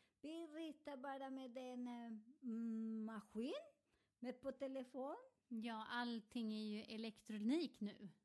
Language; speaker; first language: Swedish; non-native, learner; Spanish